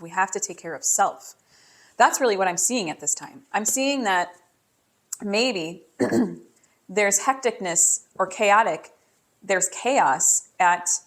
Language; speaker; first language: English; native; English